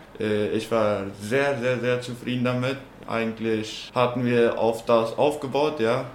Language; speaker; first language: German; non-native, local second language; Plautdietsch